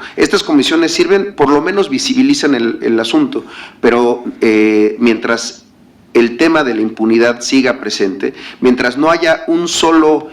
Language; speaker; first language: Spanish; native; Spanish